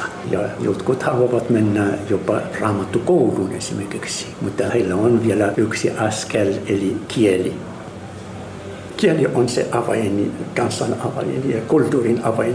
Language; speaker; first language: Finnish; non-native, fluent; Arabic